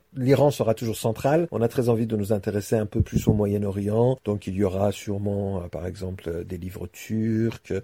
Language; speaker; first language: French; non-native, fluent; Persian